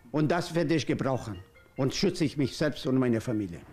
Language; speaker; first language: German; non-native, learner; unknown